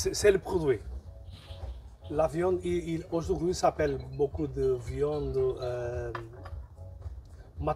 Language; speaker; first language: French; non-native, learner; Portuguese